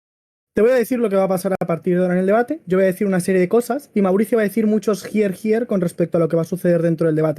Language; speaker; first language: Spanish; native; Spanish